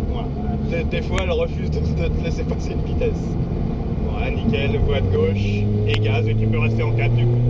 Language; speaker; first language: French; native; French